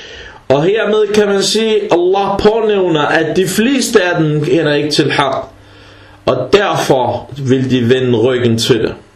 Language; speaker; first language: Danish; early bilingual, other home language; Arabic